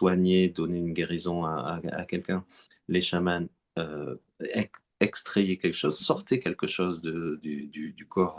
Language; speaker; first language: French; native; French